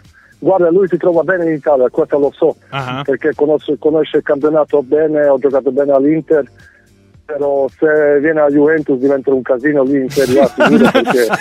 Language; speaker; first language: Italian; non-native, fluent; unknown